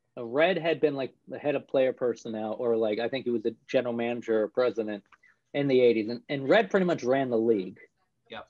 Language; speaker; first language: English; native; English